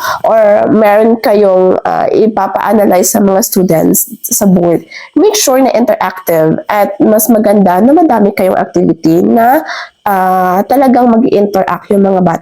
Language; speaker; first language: Filipino; native; Filipino